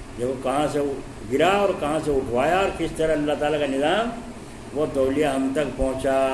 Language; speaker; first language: Urdu; native; Urdu